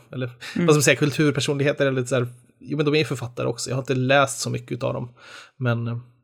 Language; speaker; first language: Swedish; native; Swedish